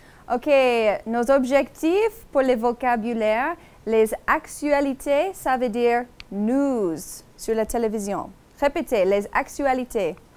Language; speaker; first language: French; non-native, fluent; English